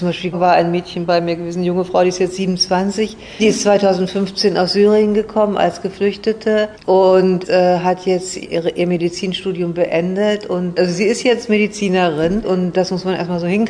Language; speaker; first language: German; native; German